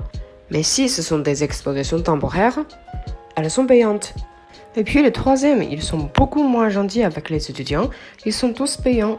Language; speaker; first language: French; non-native, learner; Chinese